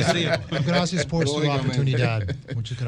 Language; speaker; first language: Spanish; non-native, learner; English